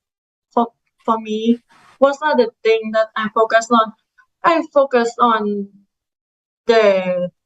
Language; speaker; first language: English; non-native, learner; Thai